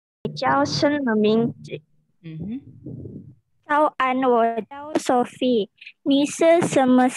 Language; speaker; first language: Chinese; non-native, learner; Indonesian